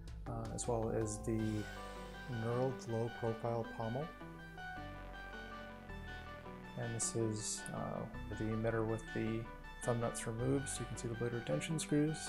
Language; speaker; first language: English; native; English